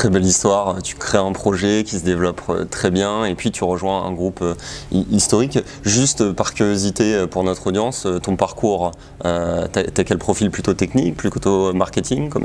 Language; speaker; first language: French; native; French